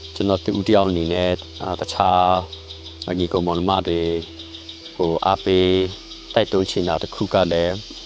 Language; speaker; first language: Burmese; non-native, local second language; Western Kayah